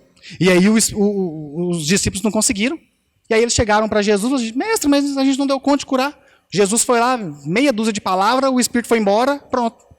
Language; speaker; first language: Portuguese; native; Portuguese